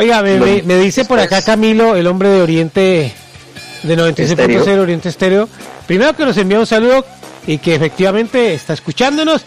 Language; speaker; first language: Spanish; native; Spanish